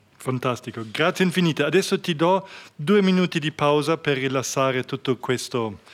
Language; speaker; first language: Italian; non-native, fluent; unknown